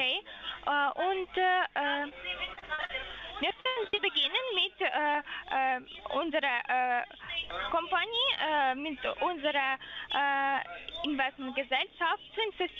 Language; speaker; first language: German; non-native, learner; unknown